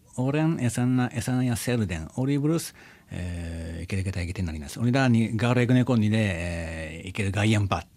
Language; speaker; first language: Basque; non-native, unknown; Japanese